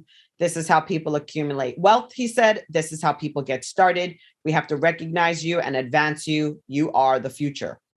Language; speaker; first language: English; native; English